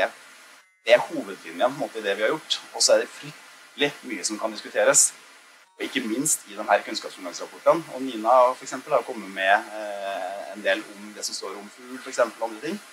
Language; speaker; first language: Norwegian; native; Norwegian